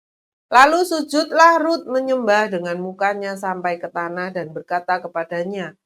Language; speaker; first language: Indonesian; native; Indonesian